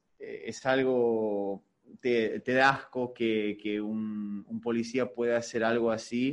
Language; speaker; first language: Spanish; early bilingual, heritage; Spanish